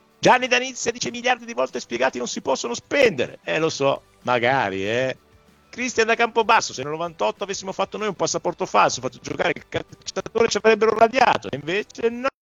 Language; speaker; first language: Italian; native; Italian